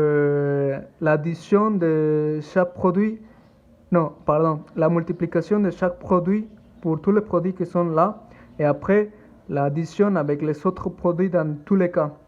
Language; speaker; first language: French; non-native, learner; Spanish